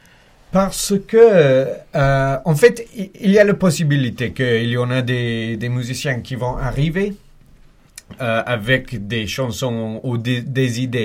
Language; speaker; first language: French; non-native, fluent; English